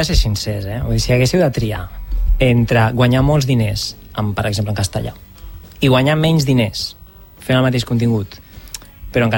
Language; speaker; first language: Catalan; native; Catalan